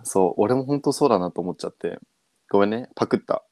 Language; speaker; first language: Japanese; early bilingual, heritage; Japanese